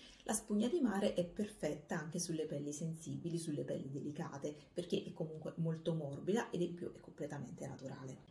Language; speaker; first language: Italian; native; Italian